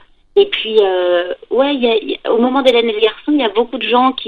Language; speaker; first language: French; native; French